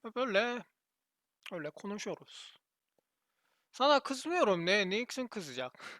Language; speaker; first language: Turkish; non-native, learner; Korean